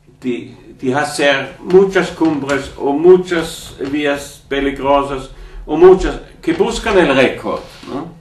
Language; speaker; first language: Spanish; non-native, learner; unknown